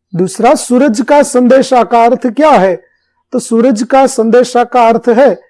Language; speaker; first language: Hindi; non-native, local second language; Gujarati